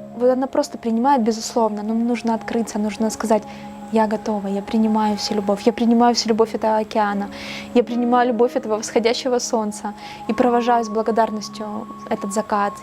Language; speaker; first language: Russian; native; Russian